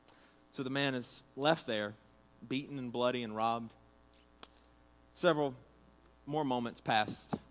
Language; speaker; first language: English; native; English